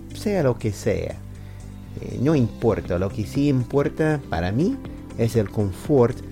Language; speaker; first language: Spanish; non-native, fluent; English